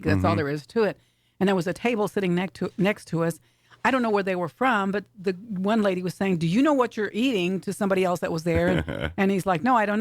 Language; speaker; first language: English; native; English